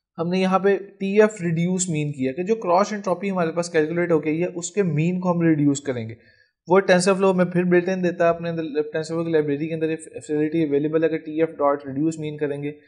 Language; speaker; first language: Urdu; non-native, local second language; Punjabi